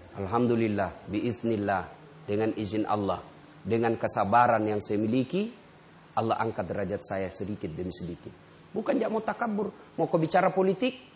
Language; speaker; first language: Indonesian; non-native, local second language; Buginese